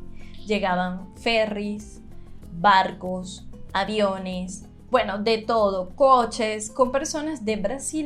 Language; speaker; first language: Spanish; non-native, fluent; Portuguese